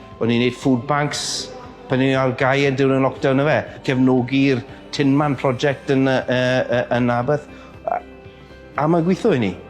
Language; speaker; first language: Welsh; native; Welsh